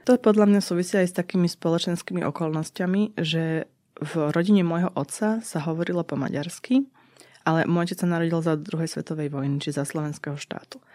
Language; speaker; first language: Slovak; native; Slovak